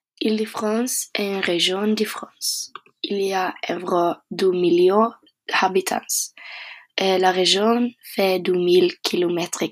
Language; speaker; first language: French; non-native, learner; Norwegian